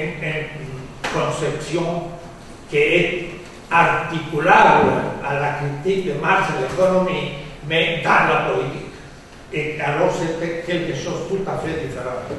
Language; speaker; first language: French; non-native, fluent; Spanish